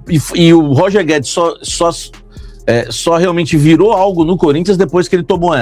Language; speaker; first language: Portuguese; native; Portuguese